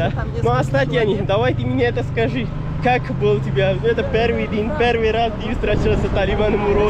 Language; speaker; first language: Russian; non-native, learner; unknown